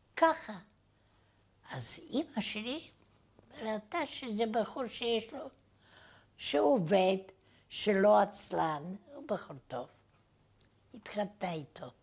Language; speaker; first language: Hebrew; non-native, fluent; Bulgarian